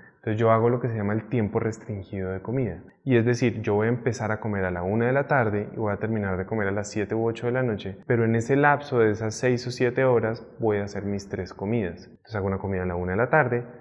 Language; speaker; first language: Spanish; native; Spanish